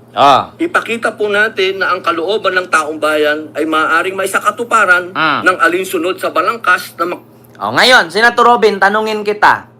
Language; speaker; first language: Filipino; native; Filipino